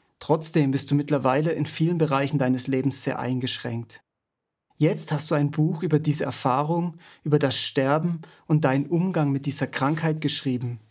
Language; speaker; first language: German; native; German